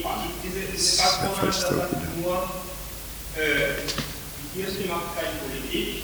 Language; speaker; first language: German; non-native, fluent; Italian